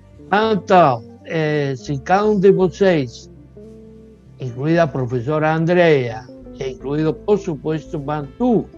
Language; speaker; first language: Portuguese; non-native, fluent; Spanish